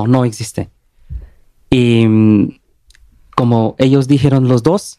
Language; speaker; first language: Spanish; non-native, learner; Bangla